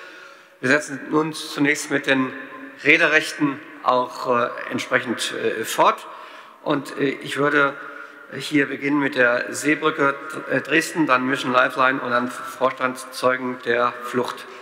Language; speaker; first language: German; native; German